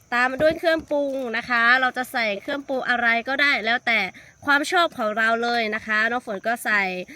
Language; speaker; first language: Thai; non-native, local second language; Lahu